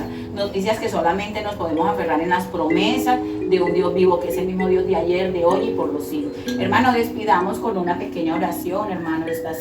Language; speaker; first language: Spanish; native; Spanish